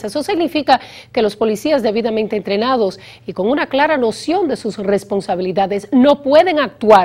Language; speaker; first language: Spanish; native; Spanish